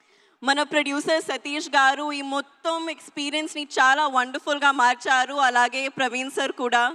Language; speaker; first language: Telugu; non-native, learner; Hindi